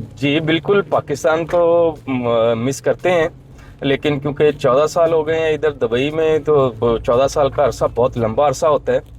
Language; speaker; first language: Urdu; non-native, local second language; Punjabi